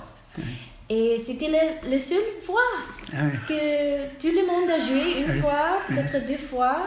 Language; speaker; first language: French; non-native, fluent; English